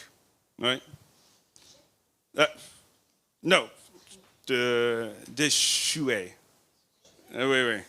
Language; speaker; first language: French; non-native, learner; English